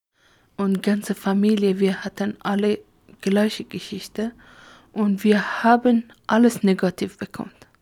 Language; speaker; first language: German; non-native, learner; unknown